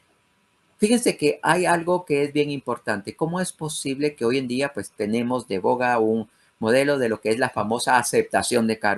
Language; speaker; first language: Spanish; native; Spanish